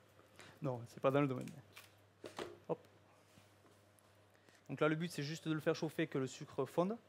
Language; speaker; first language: French; native; French